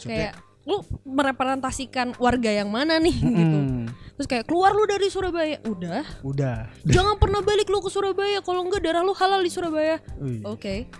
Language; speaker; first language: Indonesian; native; Indonesian